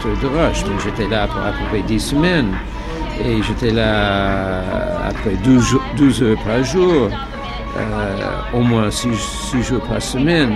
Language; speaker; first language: French; non-native, fluent; English